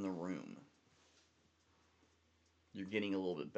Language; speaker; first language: English; native; English